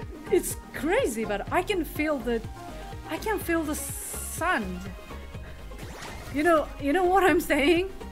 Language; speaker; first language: English; non-native, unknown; Japanese